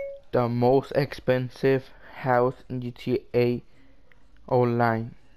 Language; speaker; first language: English; early bilingual, other home language; Spanish